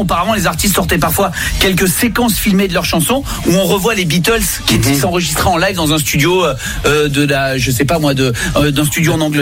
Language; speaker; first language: French; native; French